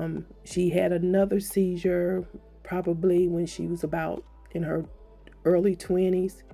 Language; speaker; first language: English; native; English